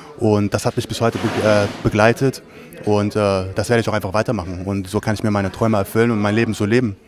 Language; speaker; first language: German; native; German